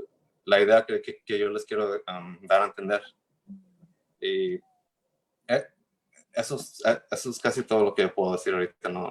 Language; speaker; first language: Spanish; early bilingual, heritage; Spanish